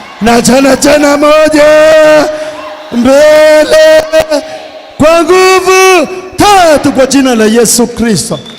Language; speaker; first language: Swahili; native; Swahili